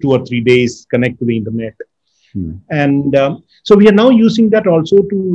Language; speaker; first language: English; non-native, local second language; Malayalam